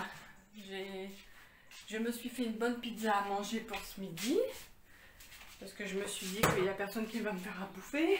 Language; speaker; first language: French; native; French